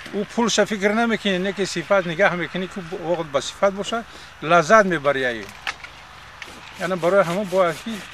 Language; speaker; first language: Tajik; native; Tajik